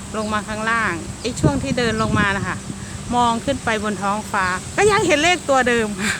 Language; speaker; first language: Thai; non-native, local second language; Northeastern Thai